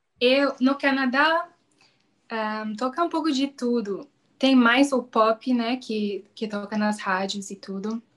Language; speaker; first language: Portuguese; non-native, fluent; English